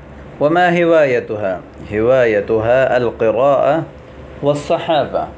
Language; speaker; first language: Arabic; non-native, fluent; Urdu